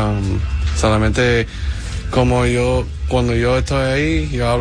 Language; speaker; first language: Spanish; early bilingual, heritage; Spanish